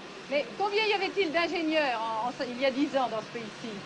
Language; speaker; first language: French; native; French